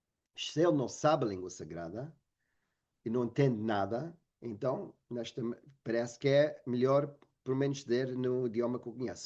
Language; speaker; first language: Portuguese; non-native, fluent; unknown